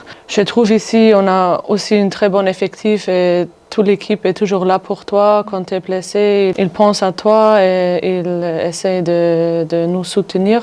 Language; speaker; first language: French; non-native, fluent; German